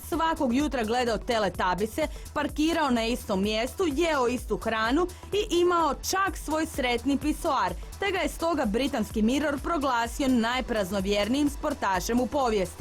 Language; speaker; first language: Croatian; native; Croatian